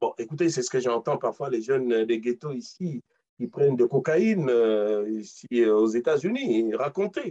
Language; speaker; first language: French; non-native, local second language; Luba-Lulua